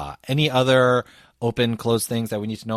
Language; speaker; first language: English; native; English